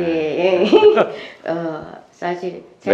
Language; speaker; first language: Korean; non-native, learner; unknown